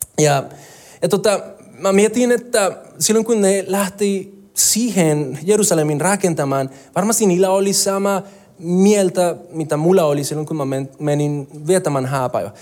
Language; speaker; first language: Finnish; non-native, fluent; Spanish